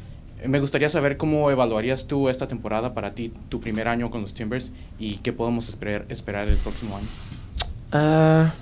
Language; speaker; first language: Spanish; native; Spanish